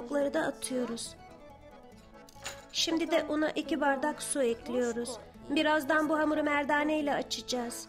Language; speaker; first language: Turkish; early bilingual, heritage; Turkish